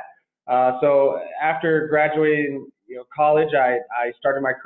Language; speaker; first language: English; native; English